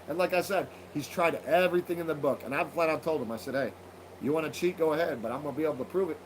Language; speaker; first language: English; native; English